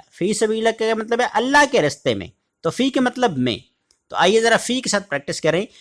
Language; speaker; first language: Urdu; native; Urdu